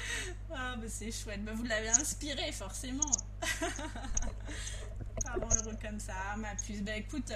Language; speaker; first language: French; native; French